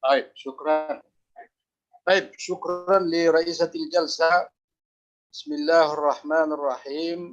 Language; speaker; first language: Arabic; non-native, local second language; Indonesian